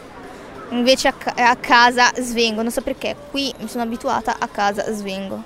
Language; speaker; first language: Italian; early bilingual, other home language; Arabic